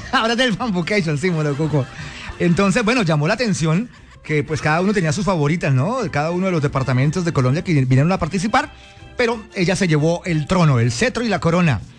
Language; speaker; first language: Spanish; native; Spanish